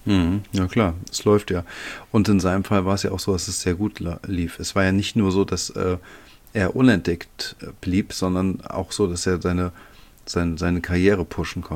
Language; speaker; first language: German; native; German